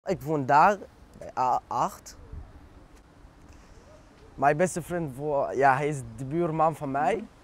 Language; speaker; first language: Dutch; non-native, learner; Arabic